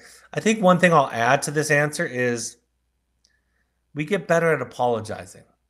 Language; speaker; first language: English; native; English